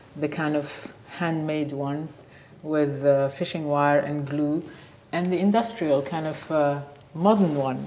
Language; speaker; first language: English; non-native, fluent; Arabic